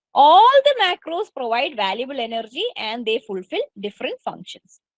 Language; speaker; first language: English; non-native, local second language; Malayalam